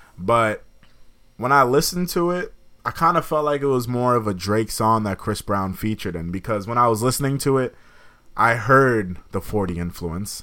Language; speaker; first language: English; native; English